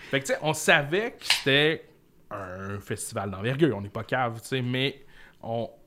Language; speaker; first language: French; native; French